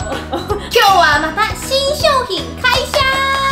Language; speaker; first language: Japanese; non-native, fluent; Chinese